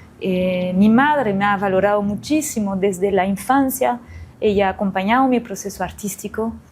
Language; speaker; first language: Spanish; non-native, fluent; French